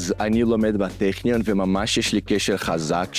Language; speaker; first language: Hebrew; non-native, learner; Portuguese